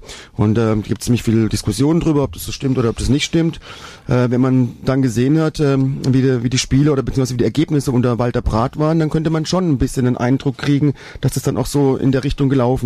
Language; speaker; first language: German; native; German